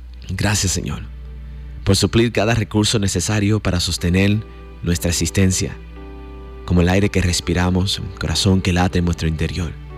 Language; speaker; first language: Spanish; early bilingual, heritage; Spanish